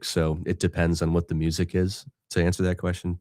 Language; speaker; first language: English; native; English